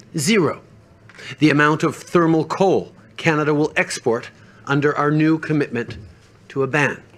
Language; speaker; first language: English; early bilingual, other home language; French